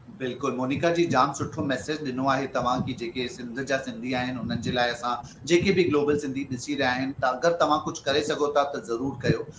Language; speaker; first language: Sindhi; early bilingual, heritage; Sindhi